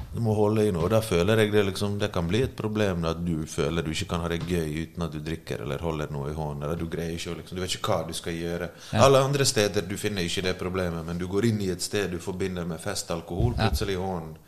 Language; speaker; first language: Norwegian; early bilingual, other home language; Bosnian